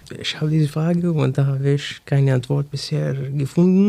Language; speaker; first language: German; non-native, learner; Arabic